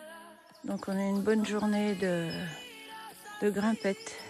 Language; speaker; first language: French; native; French